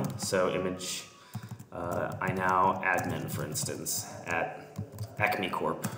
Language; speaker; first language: English; native; English